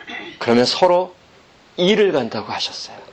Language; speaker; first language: Korean; native; Korean